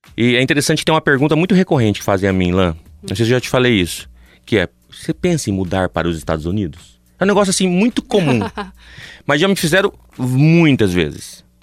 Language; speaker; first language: Portuguese; native; Portuguese